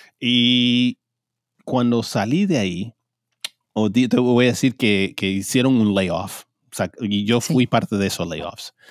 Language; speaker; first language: Spanish; early bilingual, heritage; Spanish